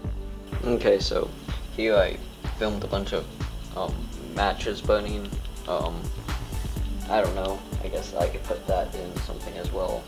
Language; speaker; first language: English; native; English